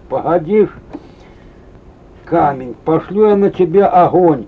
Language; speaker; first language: Russian; native; Russian